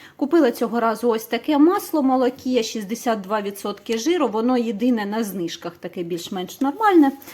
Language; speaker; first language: Ukrainian; native; Ukrainian